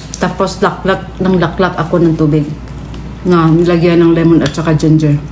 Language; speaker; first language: Filipino; non-native, local second language; Cebuano